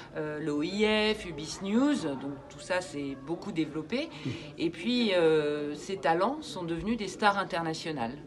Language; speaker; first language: French; native; French